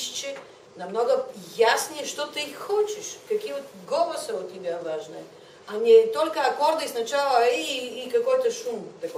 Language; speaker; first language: Russian; non-native, fluent; Bulgarian